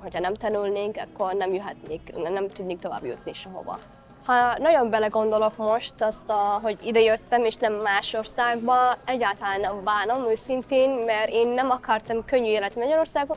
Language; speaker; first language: Hungarian; non-native, fluent; Somali